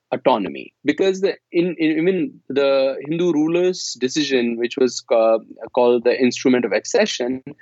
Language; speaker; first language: English; non-native, local second language; Kashmiri